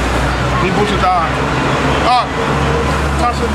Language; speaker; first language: Chinese; non-native, learner; English